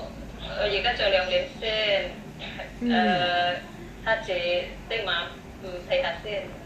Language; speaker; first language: Cantonese; non-native, learner; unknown